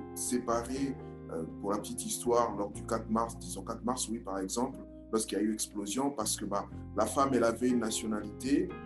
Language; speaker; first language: French; non-native, local second language; Lingala